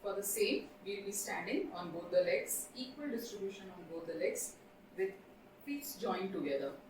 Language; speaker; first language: English; non-native, local second language; Marathi